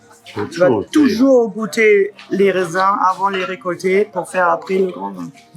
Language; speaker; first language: French; non-native, fluent; German